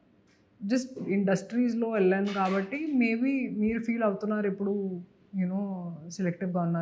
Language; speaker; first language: Telugu; non-native, fluent; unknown